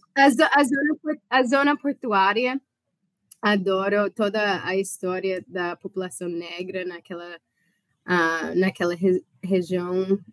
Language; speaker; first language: Portuguese; non-native, fluent; English